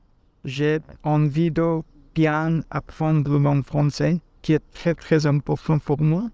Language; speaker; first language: French; non-native, learner; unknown